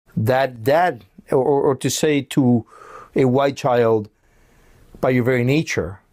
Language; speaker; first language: English; early bilingual, other home language; Spanish